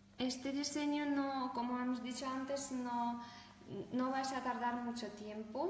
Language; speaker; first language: Spanish; non-native, fluent; Russian